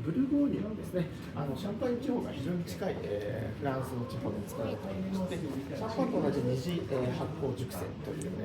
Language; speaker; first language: Japanese; native; Japanese